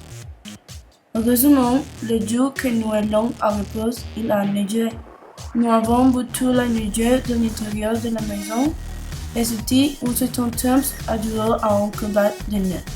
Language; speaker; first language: French; non-native, learner; Spanish